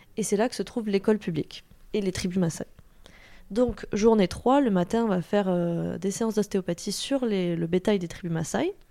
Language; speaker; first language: French; native; French